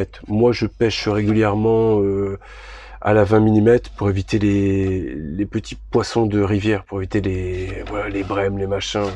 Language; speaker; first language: French; native; French